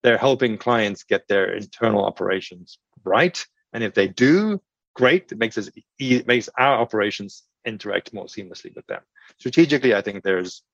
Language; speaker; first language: English; native; English